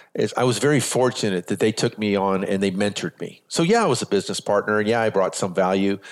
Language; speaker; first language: English; native; English